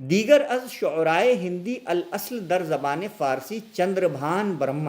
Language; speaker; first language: Persian; non-native, local second language; Urdu